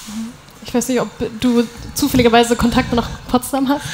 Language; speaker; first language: German; native; German